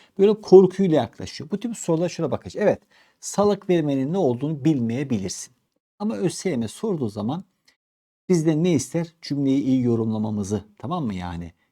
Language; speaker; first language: Turkish; native; Turkish